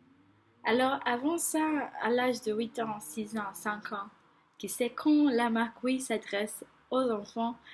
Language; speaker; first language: French; non-native, fluent; Portuguese